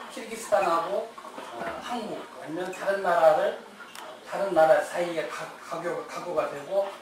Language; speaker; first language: Korean; non-native, fluent; Kyrgyz